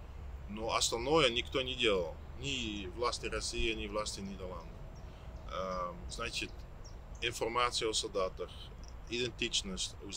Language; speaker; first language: Russian; non-native, fluent; Dutch